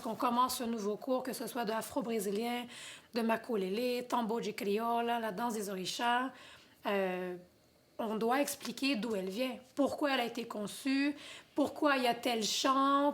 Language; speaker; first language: French; non-native, fluent; Portuguese